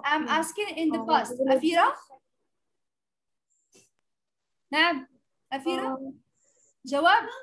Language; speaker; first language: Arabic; non-native, fluent; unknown